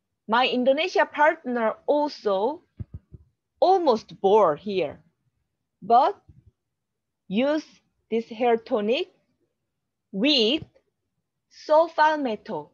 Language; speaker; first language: English; non-native, learner; Korean